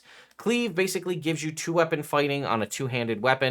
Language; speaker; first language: English; native; English